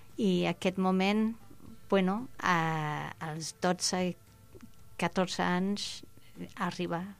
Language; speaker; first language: Catalan; non-native, fluent; English